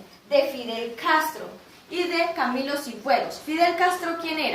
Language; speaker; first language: Spanish; native; Spanish